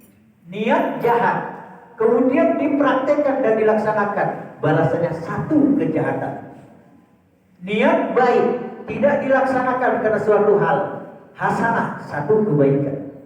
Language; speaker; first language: Indonesian; non-native, local second language; Minangkabau